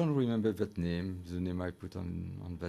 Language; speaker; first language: English; non-native, fluent; French